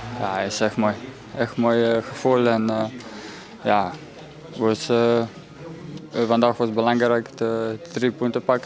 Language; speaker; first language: Dutch; non-native, learner; Slovenian